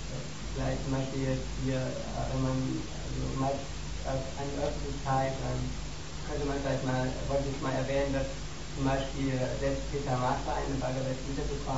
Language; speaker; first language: German; native; German